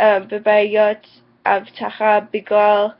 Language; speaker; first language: Hebrew; non-native, learner; English